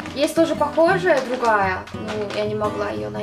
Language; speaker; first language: Russian; non-native, learner; Korean